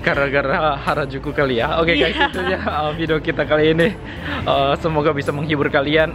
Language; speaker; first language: Indonesian; native; Indonesian